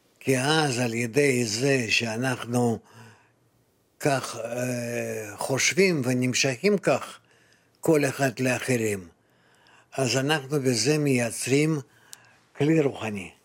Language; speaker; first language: Hebrew; non-native, fluent; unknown